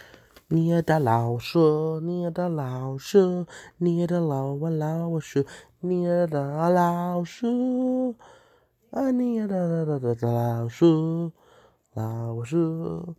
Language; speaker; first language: Chinese; non-native, learner; English